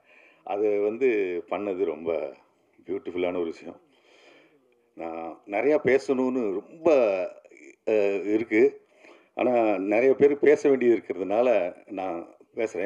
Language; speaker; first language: Tamil; native; Tamil